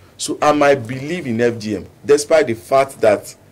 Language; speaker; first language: English; non-native, local second language; Yoruba